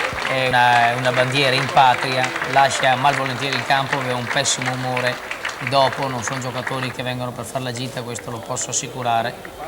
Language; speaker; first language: Italian; native; Italian